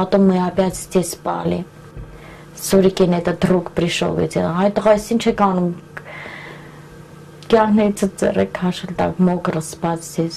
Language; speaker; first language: Russian; non-native, local second language; Armenian